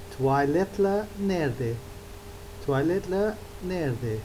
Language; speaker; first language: Turkish; non-native, learner; English